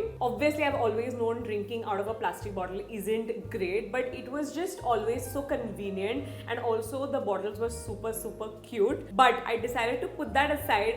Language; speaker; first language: English; non-native, local second language; Hindi